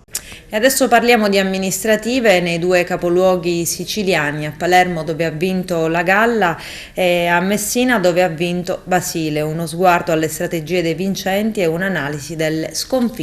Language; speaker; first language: Italian; native; Italian